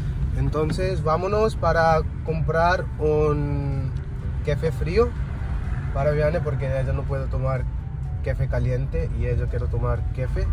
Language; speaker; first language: Spanish; non-native, learner; Hindi